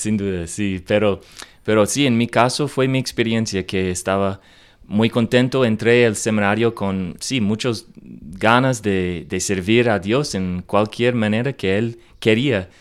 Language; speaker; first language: Spanish; non-native, learner; English